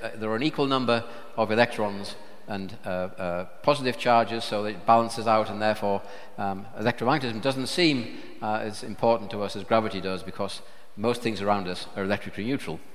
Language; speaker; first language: English; native; English